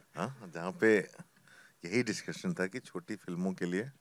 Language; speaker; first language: Hindi; native; Hindi